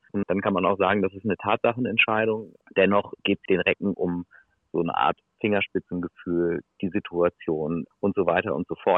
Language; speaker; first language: German; native; German